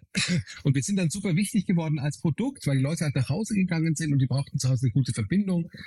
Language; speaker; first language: German; native; German